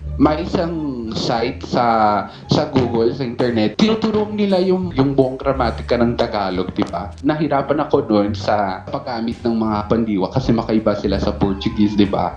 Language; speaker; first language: Filipino; non-native, fluent; Portuguese